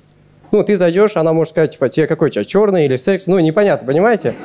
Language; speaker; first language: Russian; native; Russian